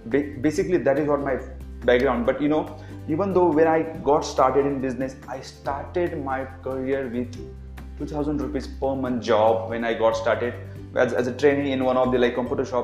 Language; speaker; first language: English; non-native, local second language; Marathi